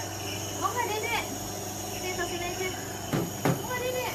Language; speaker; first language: Indonesian; native; Indonesian